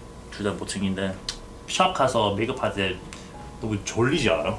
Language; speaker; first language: Korean; non-native, fluent; English